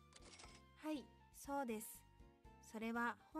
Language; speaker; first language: Japanese; non-native, learner; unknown